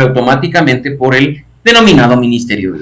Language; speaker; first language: Spanish; native; Spanish